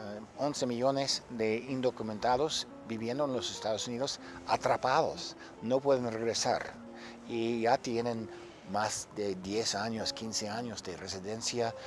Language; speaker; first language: Spanish; non-native, fluent; English